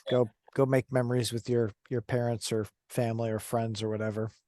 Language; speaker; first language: English; native; English